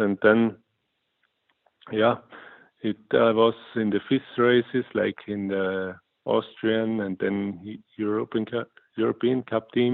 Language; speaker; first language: English; non-native, fluent; German